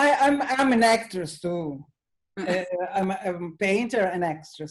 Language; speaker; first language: English; non-native, learner; Italian